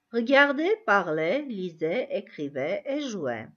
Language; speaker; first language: French; non-native, fluent; Armenian